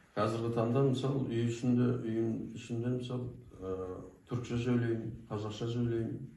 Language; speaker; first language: Kazakh; non-native, local second language; Turkish